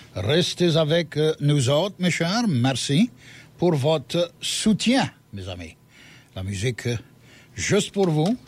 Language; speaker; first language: French; native; French